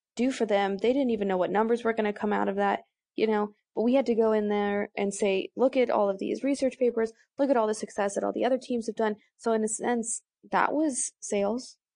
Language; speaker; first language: English; native; English